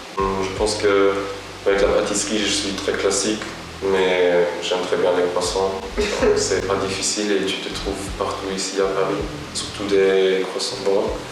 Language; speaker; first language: French; non-native, local second language; Luxembourgish